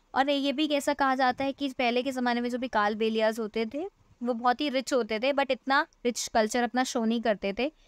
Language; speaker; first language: Hindi; native; Hindi